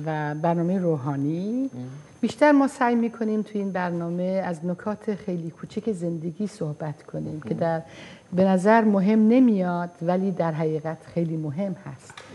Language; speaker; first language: Persian; non-native, fluent; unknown